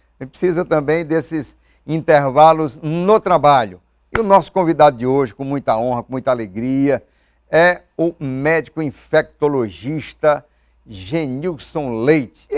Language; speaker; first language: Portuguese; native; Portuguese